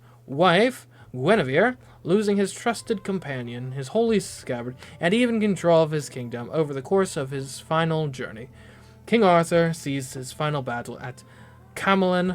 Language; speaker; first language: English; native; English